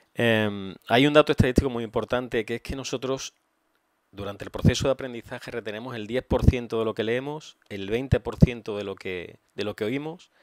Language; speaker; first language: Spanish; native; Spanish